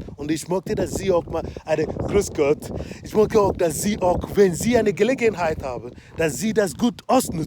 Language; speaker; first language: German; non-native, fluent; Igbo